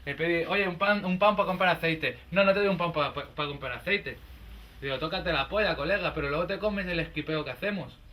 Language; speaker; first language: Spanish; native; Spanish